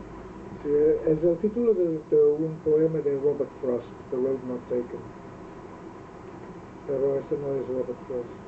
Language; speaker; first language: Spanish; non-native, fluent; Welsh